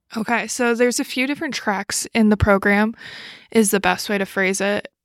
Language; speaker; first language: English; native; English